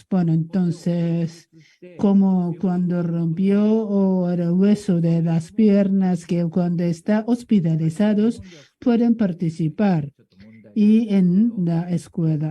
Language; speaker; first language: Spanish; non-native, learner; Japanese